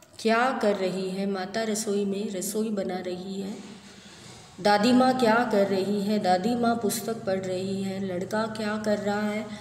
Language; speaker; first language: Hindi; non-native, local second language; Gujarati